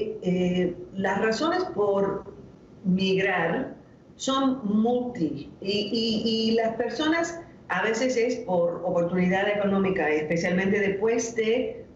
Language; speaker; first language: Spanish; non-native, fluent; English